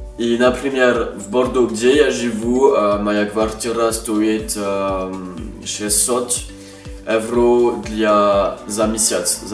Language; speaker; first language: Russian; non-native, learner; French